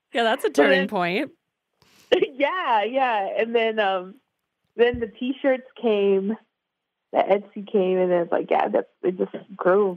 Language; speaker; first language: English; native; English